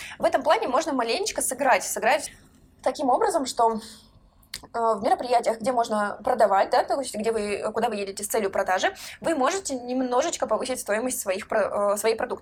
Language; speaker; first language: Russian; native; Russian